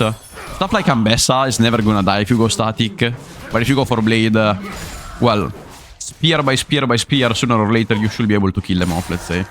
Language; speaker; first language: English; non-native, fluent; Italian